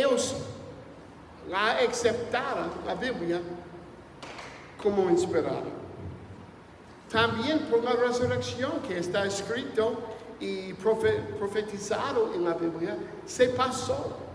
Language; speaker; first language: Spanish; non-native, fluent; English